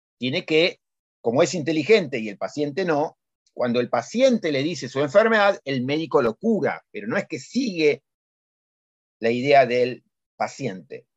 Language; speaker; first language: Spanish; native; Spanish